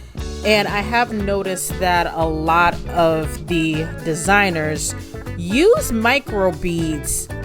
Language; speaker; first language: English; native; English